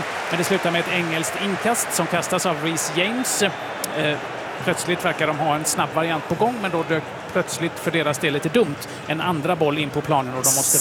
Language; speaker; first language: Swedish; native; Swedish